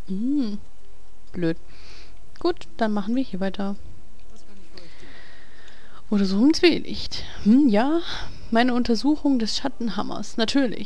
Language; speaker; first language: German; native; German